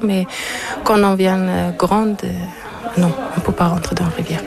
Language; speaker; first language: French; non-native, learner; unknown